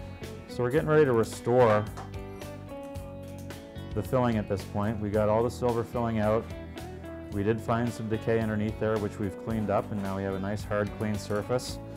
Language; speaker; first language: English; native; English